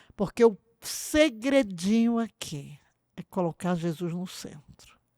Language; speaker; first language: Portuguese; native; Portuguese